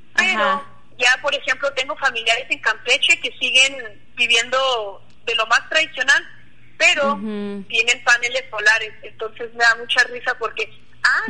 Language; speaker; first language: Spanish; non-native, local second language; Plautdietsch